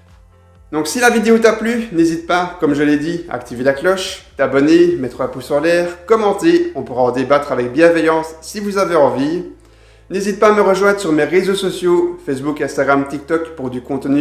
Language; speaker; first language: French; native; French